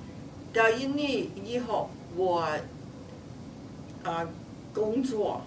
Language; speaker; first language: Chinese; non-native, fluent; English